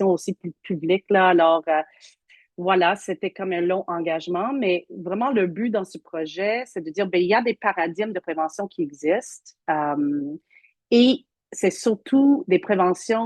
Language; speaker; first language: French; native; French